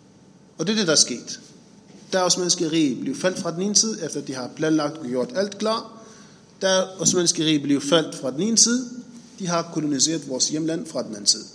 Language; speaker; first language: Danish; non-native, fluent; Arabic